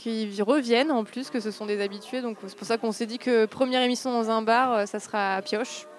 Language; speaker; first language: French; native; French